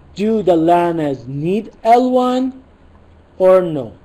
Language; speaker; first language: English; non-native, fluent; Persian